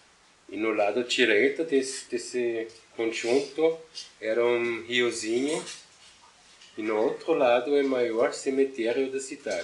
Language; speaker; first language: Portuguese; non-native, fluent; German